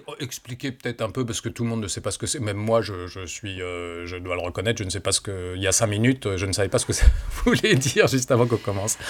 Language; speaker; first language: French; native; French